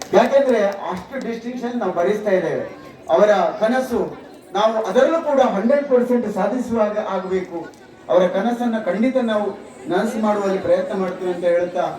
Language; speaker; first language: Kannada; native; Kannada